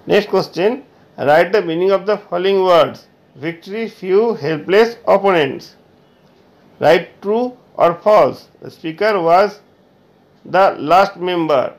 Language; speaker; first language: English; non-native, local second language; Bangla